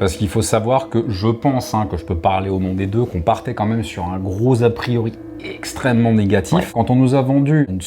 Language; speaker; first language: French; native; French